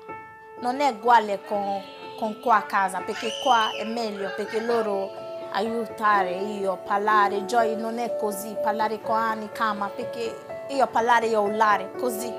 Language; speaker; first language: Italian; non-native, learner; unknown